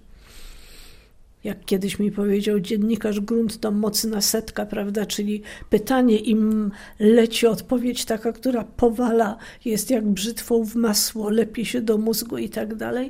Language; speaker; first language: Polish; native; Polish